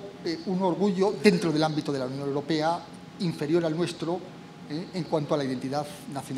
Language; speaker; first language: Spanish; native; Spanish